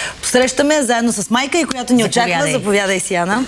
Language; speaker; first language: Bulgarian; native; Bulgarian